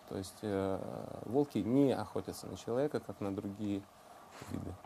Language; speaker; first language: Russian; native; Russian